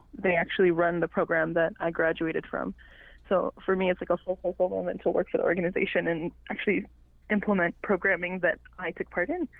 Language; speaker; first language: English; non-native, fluent; Cree